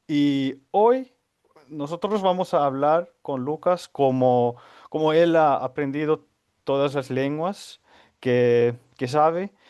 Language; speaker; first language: Spanish; non-native, fluent; Finnish